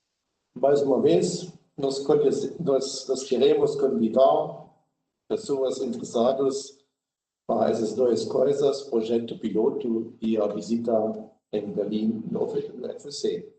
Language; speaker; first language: Portuguese; non-native, learner; German